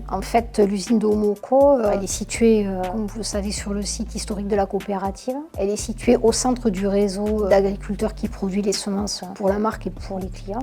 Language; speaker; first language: French; native; French